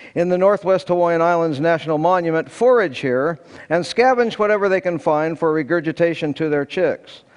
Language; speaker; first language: English; native; English